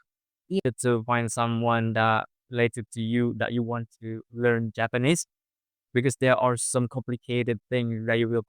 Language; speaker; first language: English; non-native, fluent; Indonesian